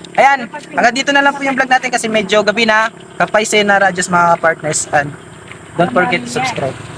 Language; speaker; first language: Filipino; non-native, local second language; Waray